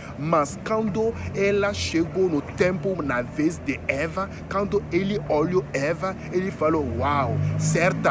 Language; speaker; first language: Portuguese; non-native, fluent; French